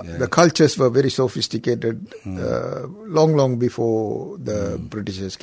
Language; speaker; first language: English; non-native, local second language; Tamil